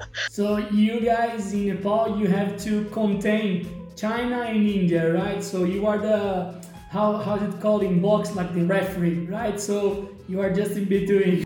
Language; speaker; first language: English; non-native, fluent; Portuguese